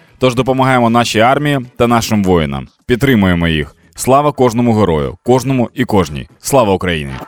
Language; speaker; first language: Ukrainian; non-native, local second language; Russian